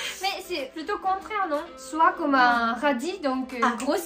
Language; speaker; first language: French; non-native, fluent; Japanese